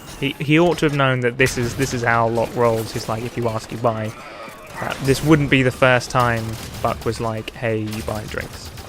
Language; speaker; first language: English; native; English